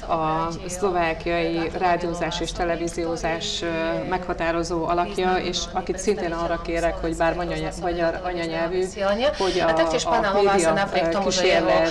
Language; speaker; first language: Hungarian; native; Hungarian